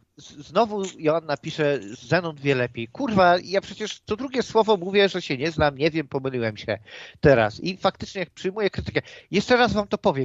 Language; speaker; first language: Polish; native; Polish